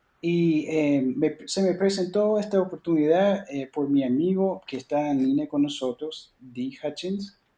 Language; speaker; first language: Spanish; non-native, fluent; English